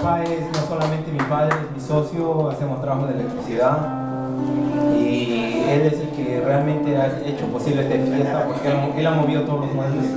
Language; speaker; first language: Spanish; early bilingual, heritage; Spanish